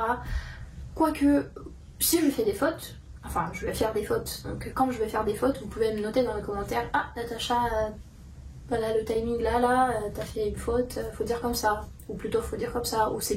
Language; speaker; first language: French; non-native, fluent; Russian